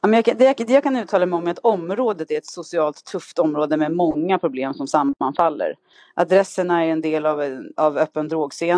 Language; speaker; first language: Swedish; native; Swedish